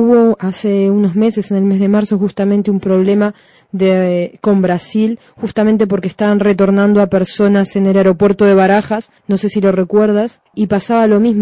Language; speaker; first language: Spanish; native; Spanish